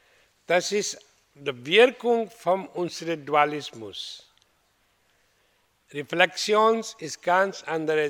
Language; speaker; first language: German; non-native, learner; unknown